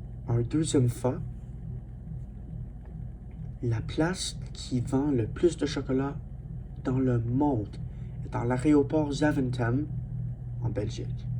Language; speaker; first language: French; non-native, learner; English